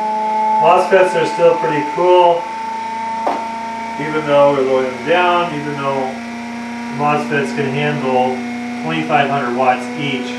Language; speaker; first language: English; native; English